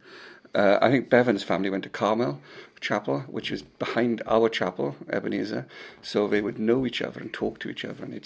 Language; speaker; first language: English; native; English